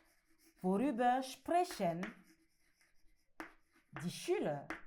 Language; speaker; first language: German; non-native, learner; French